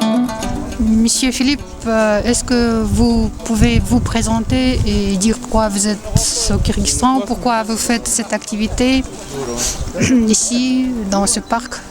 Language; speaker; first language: French; non-native, fluent; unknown